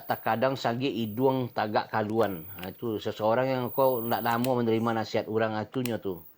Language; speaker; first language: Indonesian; non-native, local second language; Minangkabau